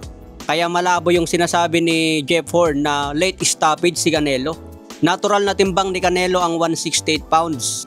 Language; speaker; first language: Filipino; native; Filipino